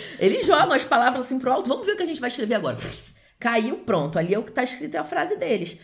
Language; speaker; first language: Portuguese; native; Portuguese